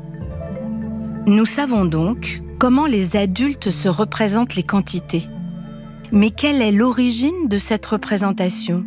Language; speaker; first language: French; native; French